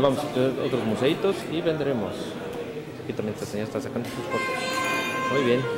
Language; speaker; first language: Spanish; native; Spanish